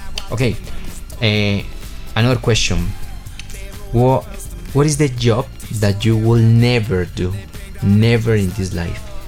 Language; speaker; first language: English; non-native, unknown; Spanish